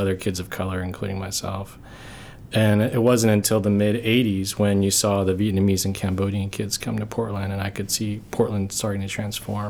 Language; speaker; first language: English; early bilingual, other home language; Korean